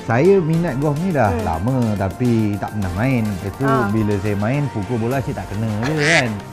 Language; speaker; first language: Malay; native; Malay